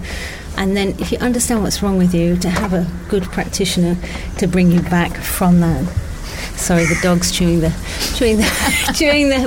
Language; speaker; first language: English; native; English